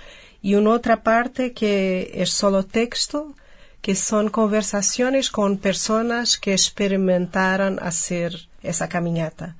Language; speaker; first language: Spanish; non-native, fluent; Portuguese